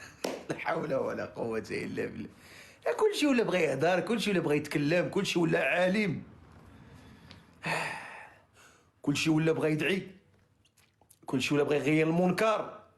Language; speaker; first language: Arabic; native; Arabic